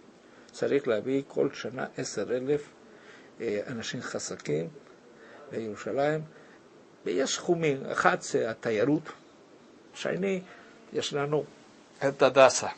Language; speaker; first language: Hebrew; early bilingual, other home language; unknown